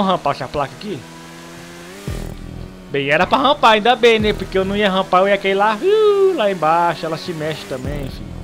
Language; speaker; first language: Portuguese; native; Portuguese